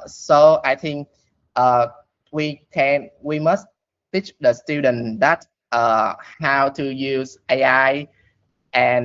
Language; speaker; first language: English; non-native, learner; Vietnamese